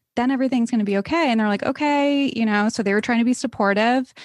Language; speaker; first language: English; native; English